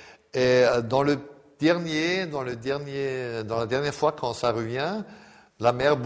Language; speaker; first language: French; non-native, fluent; German